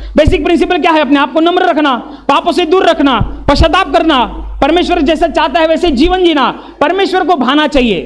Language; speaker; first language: Hindi; non-native, local second language; Marathi